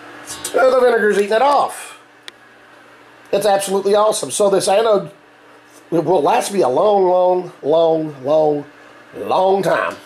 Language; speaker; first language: English; native; English